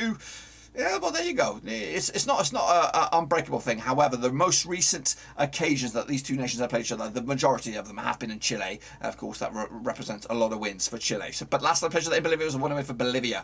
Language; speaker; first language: English; native; English